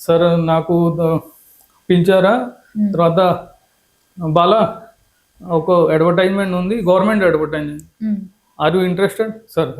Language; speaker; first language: Telugu; non-native, fluent; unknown